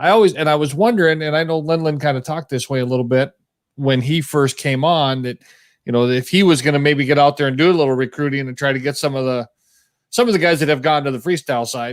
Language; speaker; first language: English; native; English